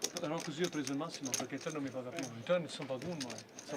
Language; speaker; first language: Italian; non-native, fluent; Albanian